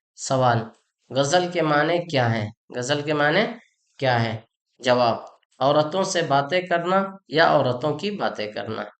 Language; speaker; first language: Urdu; native; Urdu